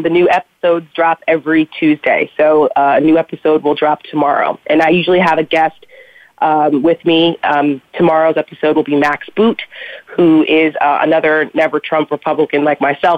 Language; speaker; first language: English; native; English